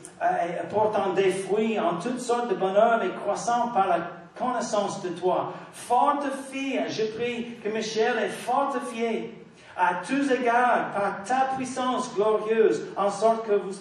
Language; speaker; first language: French; non-native, fluent; English